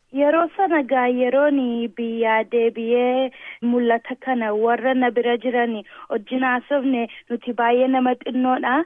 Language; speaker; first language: Oromo; early bilingual, heritage; Oromo